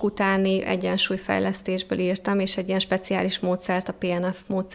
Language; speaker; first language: Hungarian; native; Hungarian